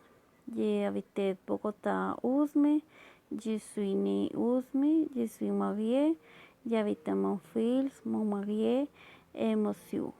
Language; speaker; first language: French; non-native, learner; Spanish